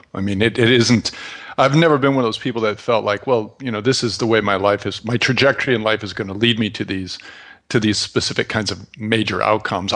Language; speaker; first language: English; native; English